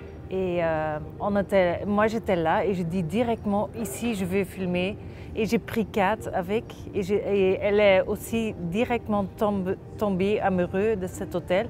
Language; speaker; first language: French; non-native, local second language; Dutch